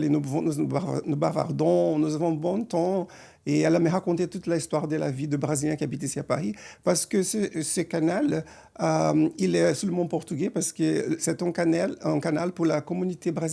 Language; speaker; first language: French; non-native, fluent; Portuguese